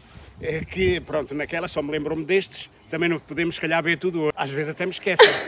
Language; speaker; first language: Portuguese; native; Portuguese